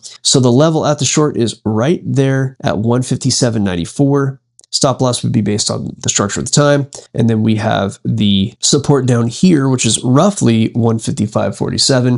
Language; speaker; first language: English; native; English